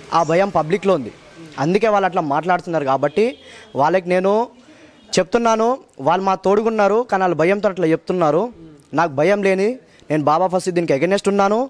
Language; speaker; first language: Telugu; native; Telugu